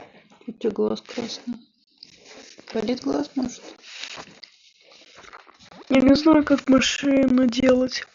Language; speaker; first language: Russian; native; Russian